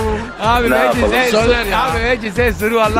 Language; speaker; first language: Turkish; non-native, learner; Italian